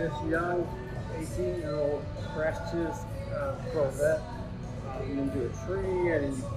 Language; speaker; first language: English; native; English